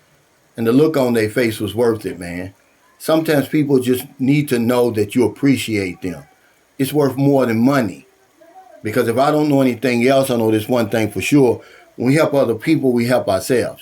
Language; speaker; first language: English; native; English